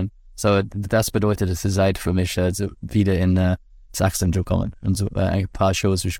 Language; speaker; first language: German; non-native, learner; English